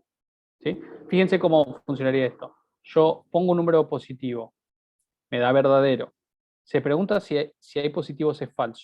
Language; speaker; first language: Spanish; native; Spanish